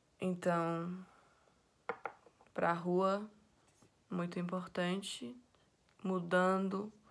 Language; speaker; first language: Portuguese; non-native, fluent; English